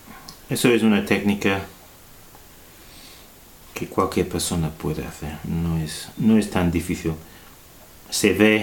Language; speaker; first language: Spanish; non-native, fluent; English